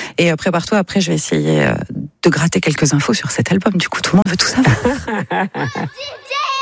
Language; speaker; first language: French; native; French